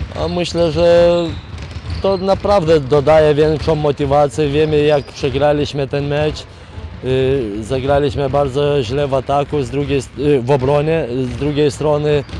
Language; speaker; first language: Polish; non-native, fluent; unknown